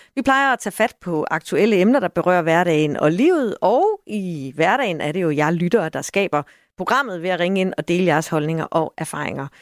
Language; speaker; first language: Danish; native; Danish